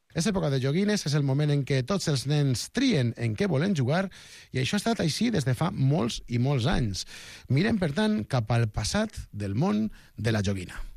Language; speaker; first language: Catalan; native; Catalan